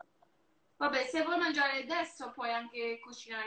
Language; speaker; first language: Italian; non-native, learner; English